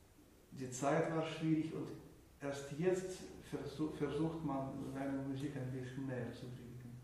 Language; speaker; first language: German; non-native, fluent; Russian